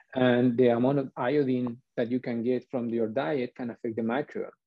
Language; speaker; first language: English; non-native, fluent; Spanish